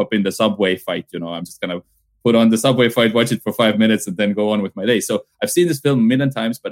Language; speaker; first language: English; non-native, fluent; Estonian